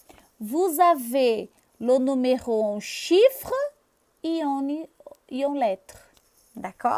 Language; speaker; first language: French; non-native, fluent; Portuguese